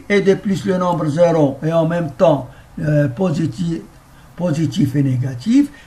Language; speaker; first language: French; non-native, local second language; Arabic